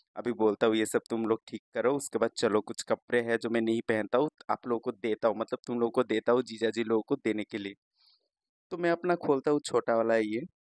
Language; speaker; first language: Hindi; non-native, local second language; Bangla